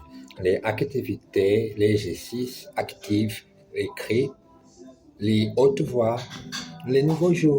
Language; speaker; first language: French; non-native, learner; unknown